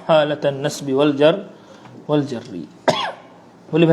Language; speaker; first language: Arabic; non-native, fluent; Malay